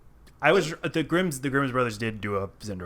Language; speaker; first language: English; native; English